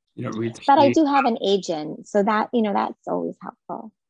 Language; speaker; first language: English; non-native, fluent; Hebrew